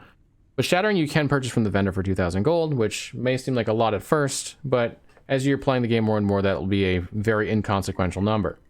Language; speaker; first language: English; native; English